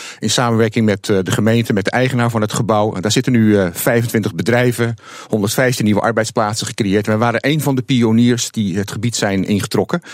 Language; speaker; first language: Dutch; native; Dutch